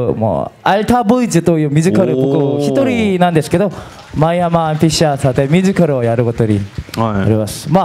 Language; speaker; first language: Japanese; non-native, fluent; Korean